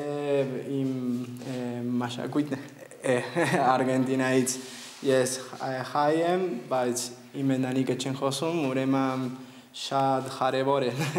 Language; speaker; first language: Armenian; non-native, learner; Spanish